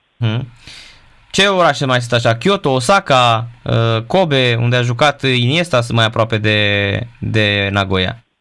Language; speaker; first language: Romanian; native; Romanian